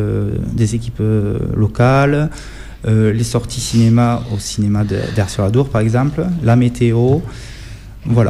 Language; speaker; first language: French; native; French